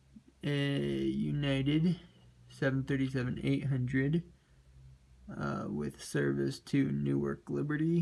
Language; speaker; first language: English; native; English